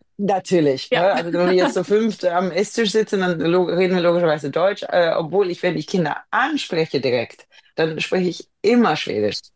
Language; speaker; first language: German; non-native, fluent; Swedish